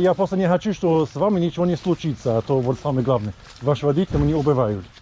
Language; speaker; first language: Russian; non-native, learner; English